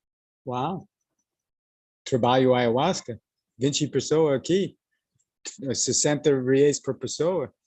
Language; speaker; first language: Portuguese; non-native, learner; English